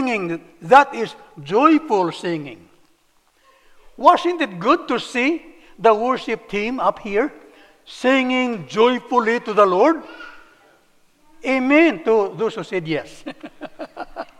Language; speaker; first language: English; non-native, local second language; Cebuano